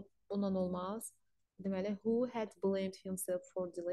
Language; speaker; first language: English; non-native, fluent; Azerbaijani